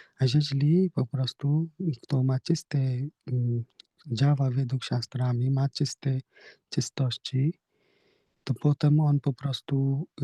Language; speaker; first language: Polish; non-native, learner; Hindi